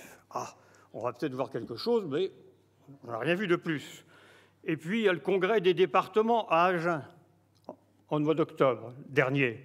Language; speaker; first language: French; native; French